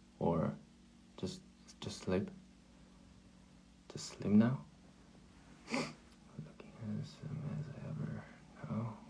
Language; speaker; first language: English; non-native, learner; Korean